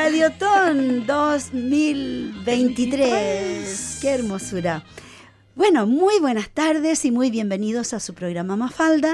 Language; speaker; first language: Spanish; native; Spanish